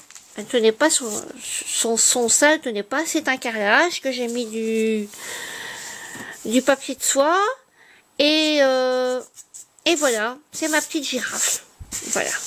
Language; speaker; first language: French; native; French